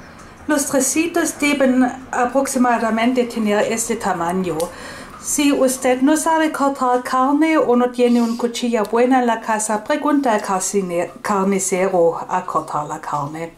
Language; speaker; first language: Spanish; non-native, fluent; German